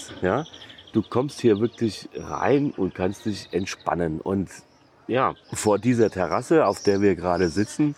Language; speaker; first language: German; native; German